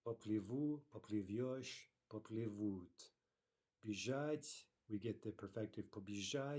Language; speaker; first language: Russian; non-native, fluent; English